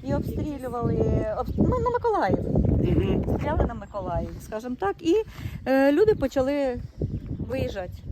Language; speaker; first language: Ukrainian; native; Ukrainian